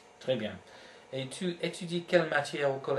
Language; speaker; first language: French; non-native, fluent; English